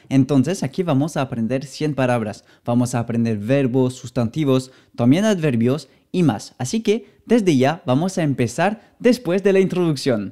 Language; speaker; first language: Spanish; non-native, fluent; French